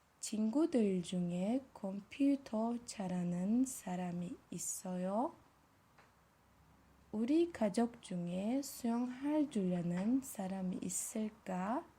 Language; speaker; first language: Korean; non-native, fluent; Turkish